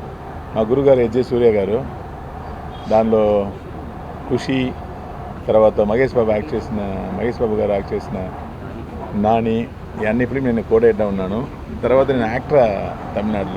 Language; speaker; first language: Telugu; non-native, learner; Tamil